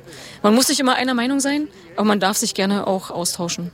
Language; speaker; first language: German; native; German